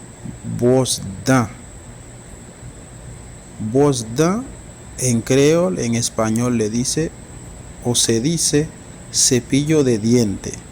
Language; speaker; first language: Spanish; non-native, fluent; Haitian Creole